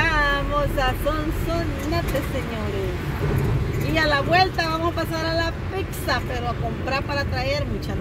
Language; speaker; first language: Spanish; native; Spanish